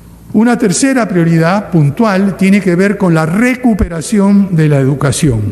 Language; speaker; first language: Spanish; native; Spanish